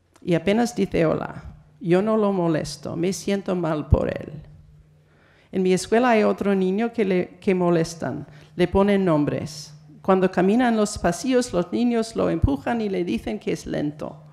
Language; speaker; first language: Spanish; non-native, fluent; English